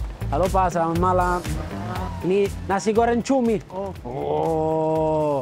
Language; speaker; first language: Indonesian; non-native, learner; Italian